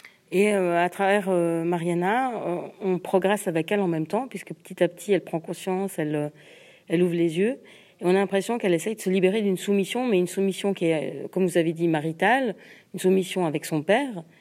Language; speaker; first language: French; native; French